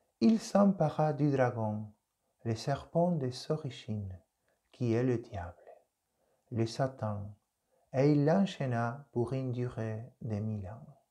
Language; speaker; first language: French; non-native, fluent; Spanish